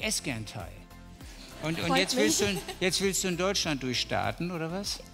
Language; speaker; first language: German; native; German